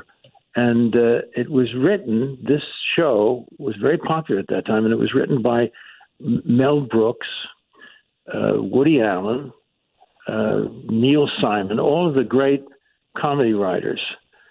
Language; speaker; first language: English; native; English